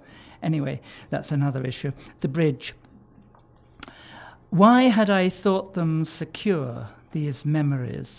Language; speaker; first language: English; native; English